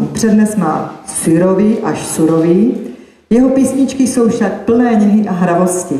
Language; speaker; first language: Czech; native; Czech